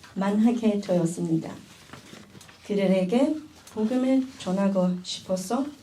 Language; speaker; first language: Korean; early bilingual, other home language; Chinese